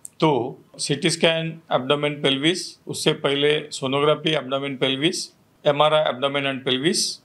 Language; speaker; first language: Hindi; non-native, local second language; Marathi